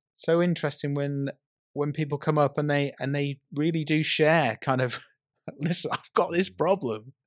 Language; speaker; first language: English; native; English